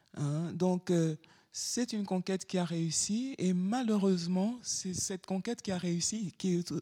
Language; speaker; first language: French; native; French